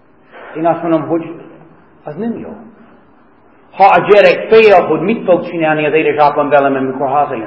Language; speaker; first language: Hungarian; non-native, fluent; English